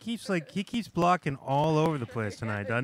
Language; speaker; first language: English; native; English